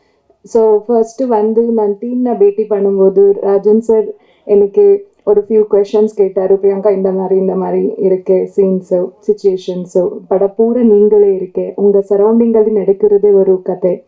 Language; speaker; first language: Tamil; non-native, local second language; Kannada